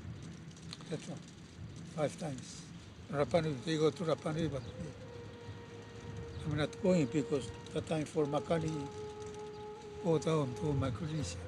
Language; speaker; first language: English; non-native, learner; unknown